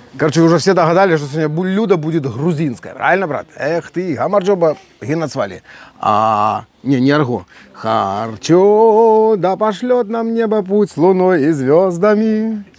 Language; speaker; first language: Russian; native; Russian